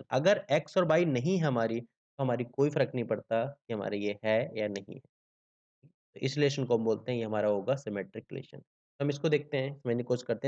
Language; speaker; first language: Hindi; native; Hindi